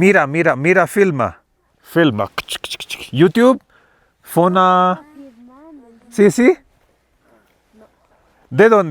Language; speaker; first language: Spanish; non-native, learner; Hindi